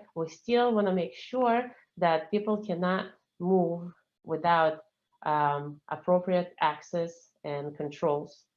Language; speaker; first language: English; non-native, fluent; Russian